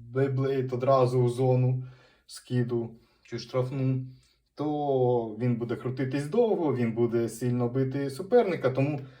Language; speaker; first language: Ukrainian; non-native, local second language; Russian